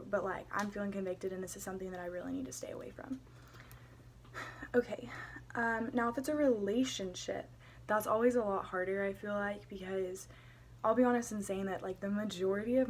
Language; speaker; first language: English; native; English